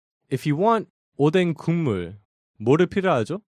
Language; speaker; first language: Korean; non-native, learner; English